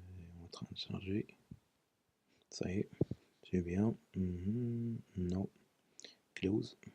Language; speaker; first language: French; non-native, local second language; Arabic